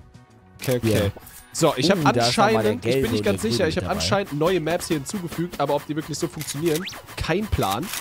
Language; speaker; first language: German; native; German